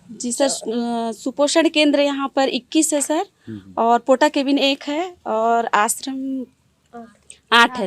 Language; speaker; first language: Hindi; non-native, local second language; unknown